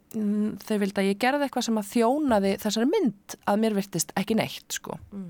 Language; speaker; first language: Icelandic; native; Icelandic